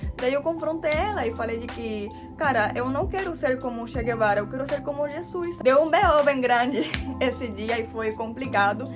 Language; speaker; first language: Portuguese; non-native, fluent; Spanish